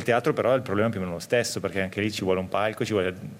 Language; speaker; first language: Italian; native; Italian